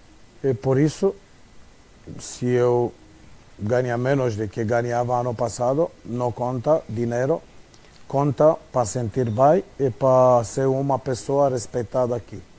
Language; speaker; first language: Portuguese; non-native, fluent; Romanian